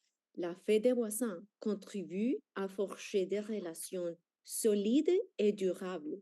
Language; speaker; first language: French; non-native, fluent; Spanish